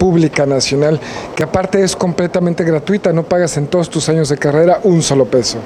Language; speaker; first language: Spanish; native; Spanish